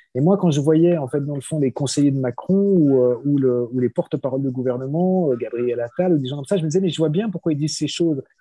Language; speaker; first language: French; native; French